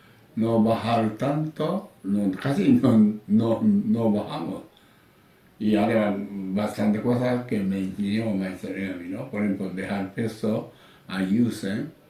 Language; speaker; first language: Spanish; non-native, learner; Japanese